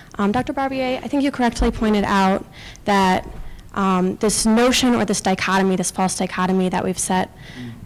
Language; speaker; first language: English; native; English